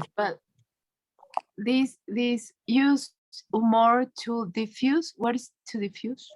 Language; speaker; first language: English; non-native, learner; Spanish